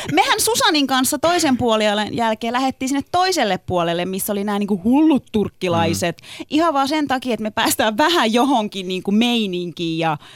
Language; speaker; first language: Finnish; early bilingual, other home language; Turkish